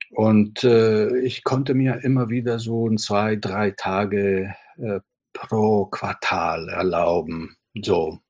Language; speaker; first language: German; non-native, fluent; Italian